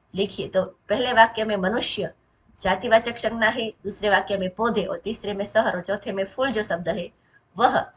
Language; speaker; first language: Hindi; non-native, local second language; Gujarati